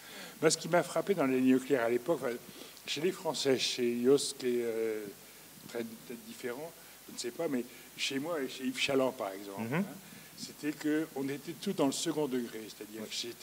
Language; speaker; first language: French; native; French